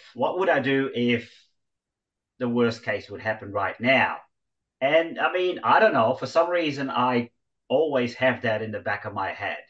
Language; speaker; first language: English; non-native, fluent; Dutch